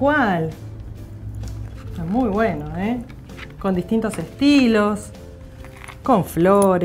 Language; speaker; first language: Spanish; native; Spanish